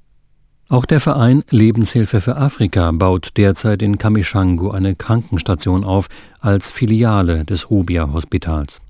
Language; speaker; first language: German; native; German